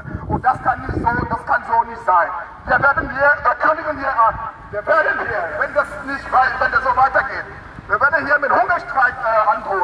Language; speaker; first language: German; non-native, fluent; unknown